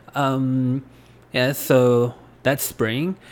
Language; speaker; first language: English; non-native, fluent; Japanese